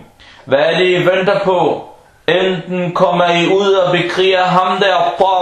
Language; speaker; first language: Danish; non-native, fluent; Arabic